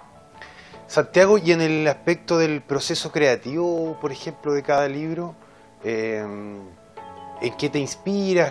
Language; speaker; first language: Spanish; native; Spanish